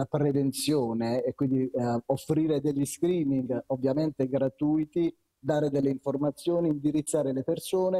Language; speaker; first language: Italian; native; Italian